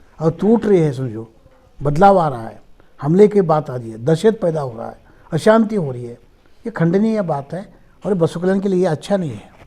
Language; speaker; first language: Hindi; non-native, local second language; Marathi